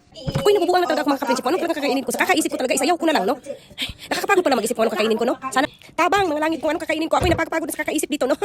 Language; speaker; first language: Filipino; non-native, local second language; Cebuano